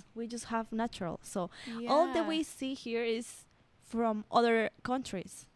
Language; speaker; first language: English; non-native, learner; Spanish